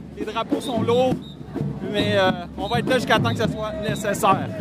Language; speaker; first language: French; native; French